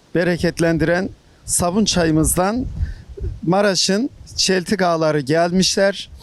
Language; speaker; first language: Turkish; native; Turkish